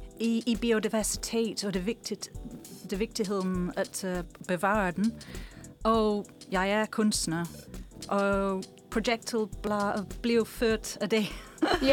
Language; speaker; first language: Danish; non-native, fluent; English